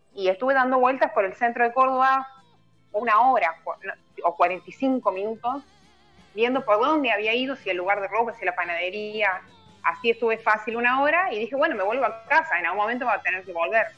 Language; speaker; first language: Spanish; native; Spanish